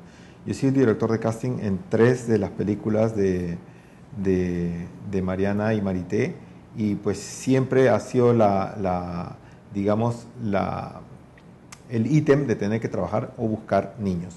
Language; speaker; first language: Spanish; native; Spanish